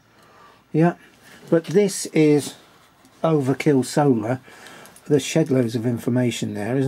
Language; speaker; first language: English; native; English